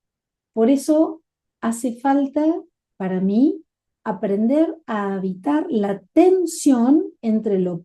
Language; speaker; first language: Spanish; native; Spanish